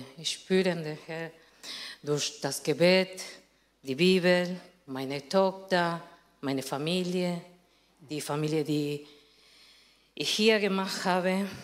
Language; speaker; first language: German; non-native, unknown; Spanish